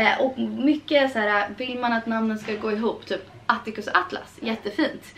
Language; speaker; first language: Swedish; early bilingual, heritage; Swedish